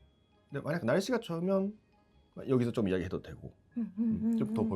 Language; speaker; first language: Korean; non-native, fluent; Japanese